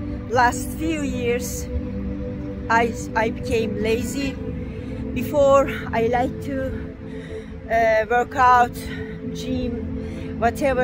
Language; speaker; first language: English; non-native, learner; Turkish